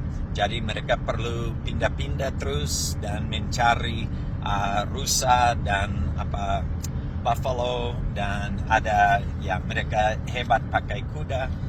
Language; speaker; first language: Indonesian; non-native, fluent; English